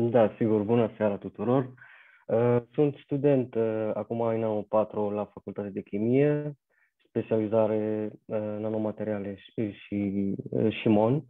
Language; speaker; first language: Romanian; non-native, fluent; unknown